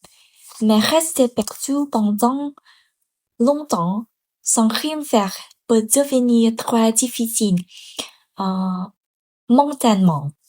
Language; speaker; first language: French; non-native, learner; Vietnamese